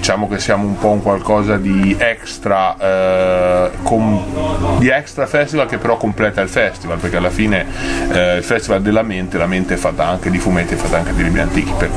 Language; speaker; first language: Italian; native; Italian